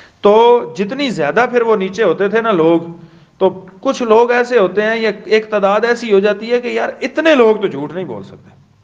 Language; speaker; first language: Urdu; non-native, local second language; Pashto